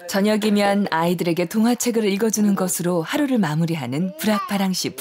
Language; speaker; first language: Korean; native; Korean